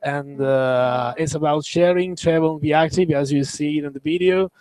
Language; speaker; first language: English; non-native, learner; Italian